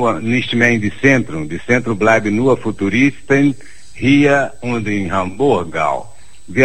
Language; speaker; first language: German; non-native, fluent; Portuguese